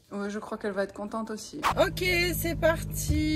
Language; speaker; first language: French; native; French